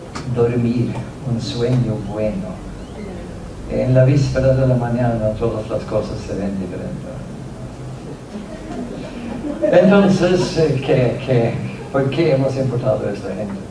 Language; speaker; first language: Spanish; non-native, fluent; Norwegian